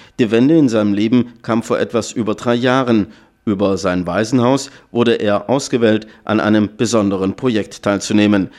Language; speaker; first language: German; native; German